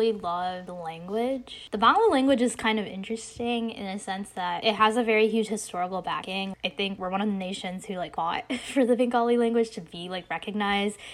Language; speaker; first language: English; early bilingual, other home language; Bangla